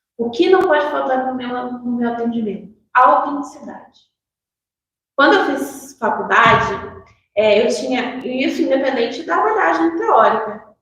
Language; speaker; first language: Portuguese; native; Portuguese